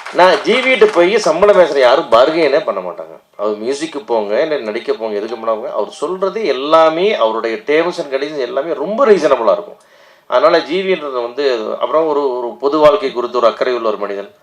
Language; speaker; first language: Tamil; native; Tamil